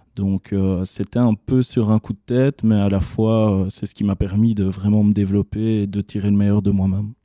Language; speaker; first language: French; native; French